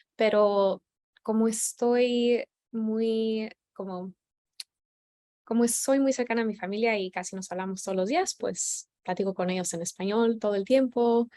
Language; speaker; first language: Spanish; early bilingual, heritage; Spanish